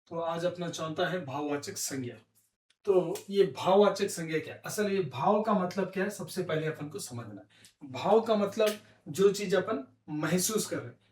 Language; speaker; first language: Hindi; non-native, local second language; Telugu